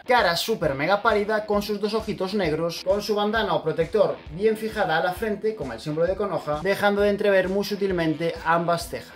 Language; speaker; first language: Spanish; native; Spanish